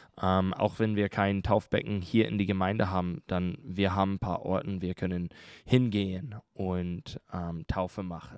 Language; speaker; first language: German; non-native, learner; English